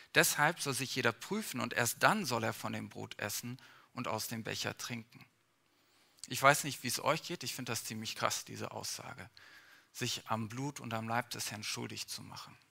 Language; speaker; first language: German; early bilingual, other home language; English